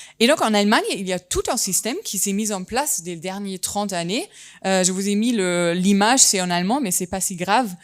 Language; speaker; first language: French; non-native, fluent; German